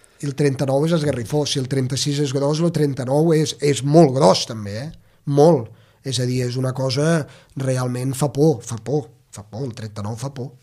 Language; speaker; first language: Catalan; native; Catalan